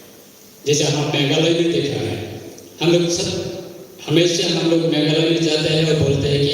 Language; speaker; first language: Hindi; non-native, local second language; Kok Borok